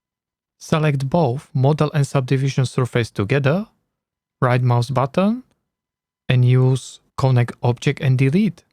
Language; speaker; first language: English; non-native, learner; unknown